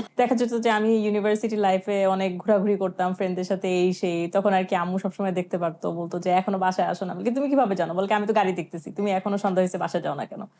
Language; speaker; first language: Bangla; early bilingual, heritage; Bangla